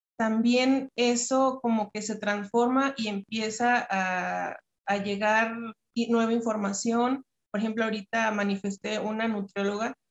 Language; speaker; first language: Spanish; native; Spanish